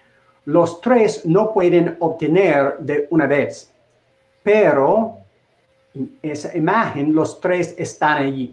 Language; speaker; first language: Spanish; non-native, learner; English